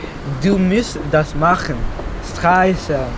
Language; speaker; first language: German; non-native, learner; French